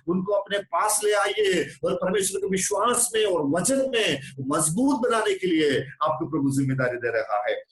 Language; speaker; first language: Hindi; non-native, local second language; Malayalam